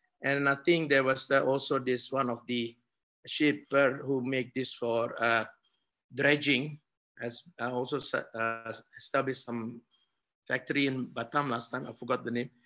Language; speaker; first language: English; non-native, fluent; Indonesian